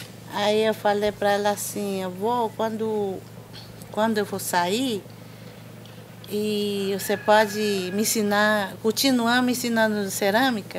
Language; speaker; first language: Portuguese; non-native, local second language; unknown